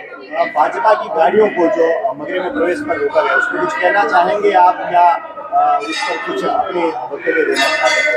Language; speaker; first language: Hindi; native; Hindi